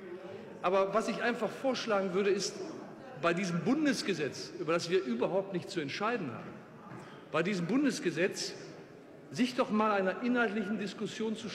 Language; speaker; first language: German; native; German